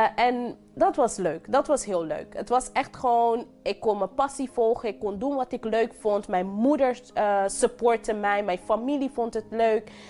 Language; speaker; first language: Dutch; non-native, local second language; English